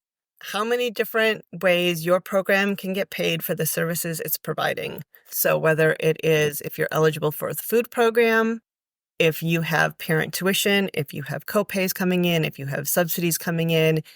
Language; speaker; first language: English; native; English